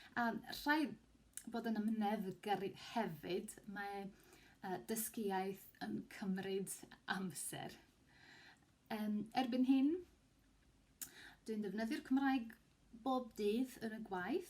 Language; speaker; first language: Welsh; non-native, fluent; Greek